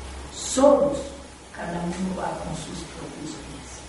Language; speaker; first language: Spanish; non-native, fluent; Portuguese